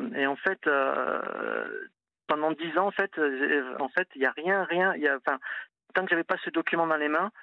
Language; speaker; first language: French; native; French